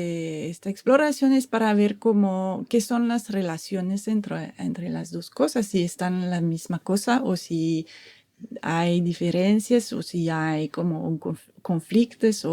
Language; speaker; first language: Spanish; non-native, fluent; French